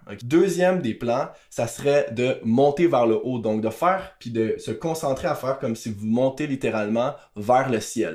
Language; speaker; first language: French; native; French